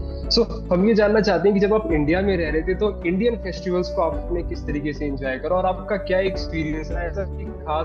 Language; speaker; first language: Hindi; native; Hindi